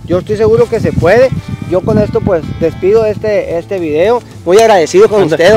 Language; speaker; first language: Spanish; native; Spanish